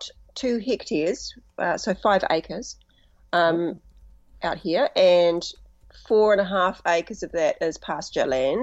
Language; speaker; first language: English; native; English